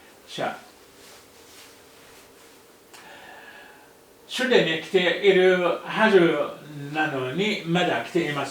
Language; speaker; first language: Japanese; non-native, fluent; Arabic